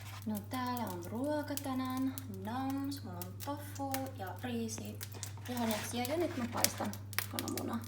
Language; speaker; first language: Finnish; non-native, learner; English